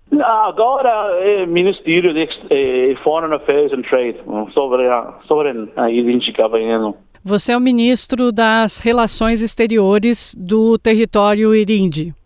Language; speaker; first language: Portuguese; non-native, learner; English